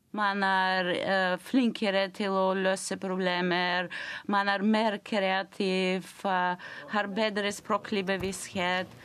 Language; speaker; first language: Norwegian; non-native, fluent; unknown